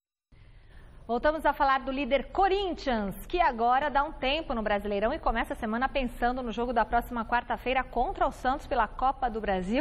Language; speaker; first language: Portuguese; native; Portuguese